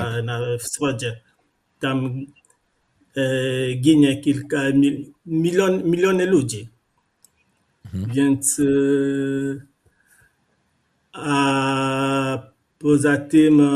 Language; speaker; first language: Polish; non-native, fluent; Lingala